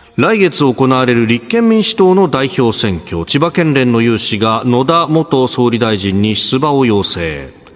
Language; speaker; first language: Japanese; native; Japanese